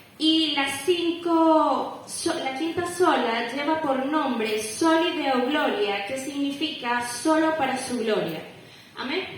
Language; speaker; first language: Spanish; native; Spanish